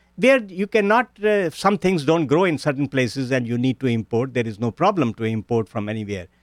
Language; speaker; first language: English; non-native, local second language; Punjabi